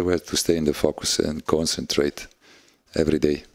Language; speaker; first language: English; non-native, learner; Italian